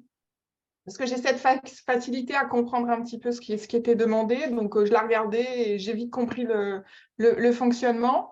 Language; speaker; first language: French; native; French